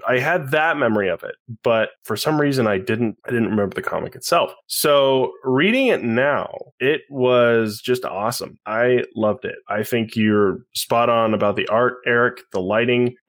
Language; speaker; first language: English; native; English